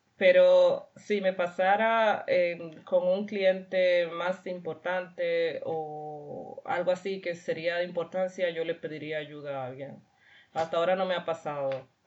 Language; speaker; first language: Spanish; native; Spanish